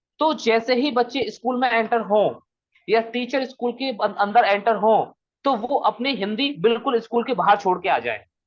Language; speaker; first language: Hindi; native; Hindi